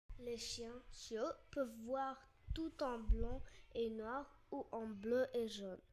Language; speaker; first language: French; non-native, learner; Latvian